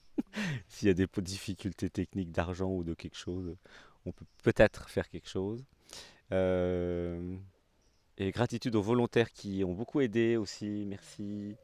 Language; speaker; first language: French; native; French